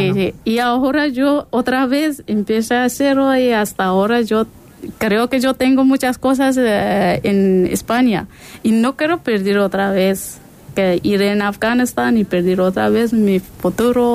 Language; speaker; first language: Spanish; non-native, learner; Persian